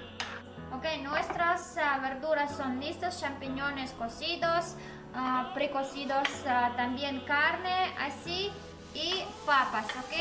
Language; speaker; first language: Spanish; non-native, learner; Polish